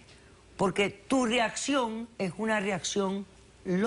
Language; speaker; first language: Spanish; native; Spanish